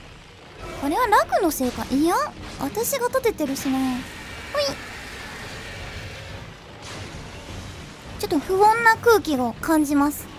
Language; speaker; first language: Japanese; native; Japanese